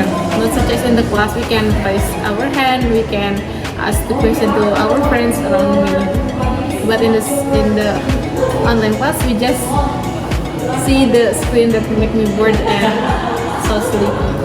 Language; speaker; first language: English; non-native, learner; Indonesian